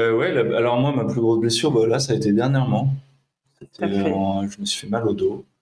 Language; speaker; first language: French; native; French